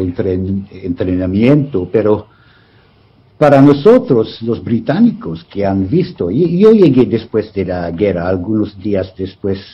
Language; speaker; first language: Spanish; non-native, fluent; English